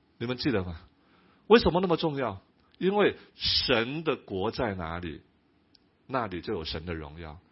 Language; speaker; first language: Chinese; non-native, local second language; Cantonese